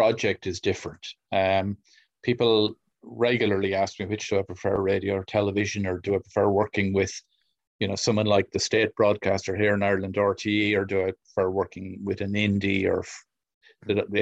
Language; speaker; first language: English; native; English